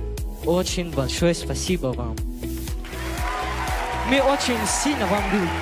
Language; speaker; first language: Russian; non-native, learner; Tajik